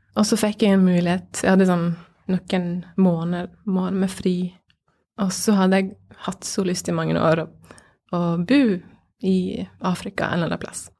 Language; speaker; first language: Norwegian; native; Norwegian